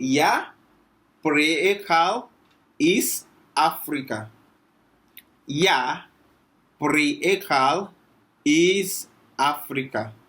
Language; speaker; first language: Russian; non-native, learner; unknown